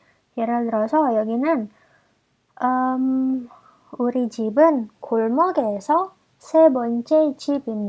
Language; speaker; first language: Korean; non-native, fluent; Indonesian